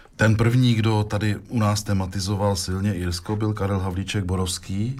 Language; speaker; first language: Czech; native; Czech